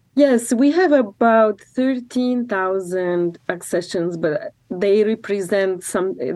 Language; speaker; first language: English; non-native, fluent; Arabic